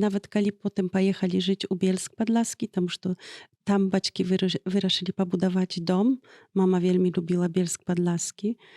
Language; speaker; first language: Belarusian; native; Belarusian